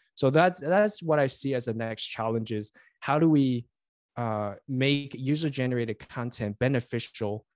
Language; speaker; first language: English; non-native, fluent; Chinese